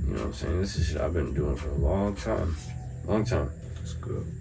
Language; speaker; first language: English; native; English